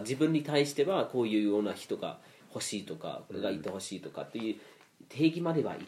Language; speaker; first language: Japanese; non-native, fluent; Swedish